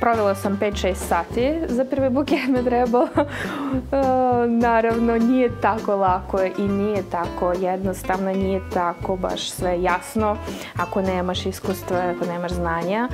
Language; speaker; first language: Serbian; non-native, fluent; Russian